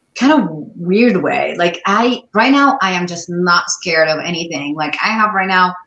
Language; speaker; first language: English; non-native, fluent; Arabic